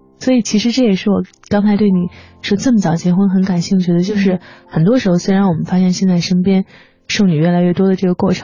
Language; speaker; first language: Chinese; native; Chinese